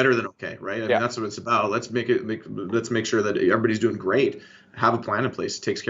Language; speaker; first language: English; native; English